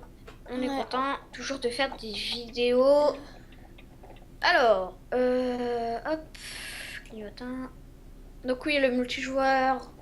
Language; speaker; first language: French; native; French